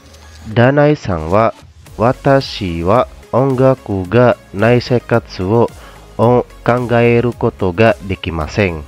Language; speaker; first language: Japanese; non-native, fluent; Indonesian